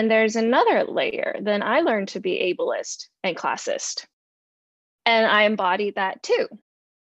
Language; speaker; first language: English; non-native, local second language; Cantonese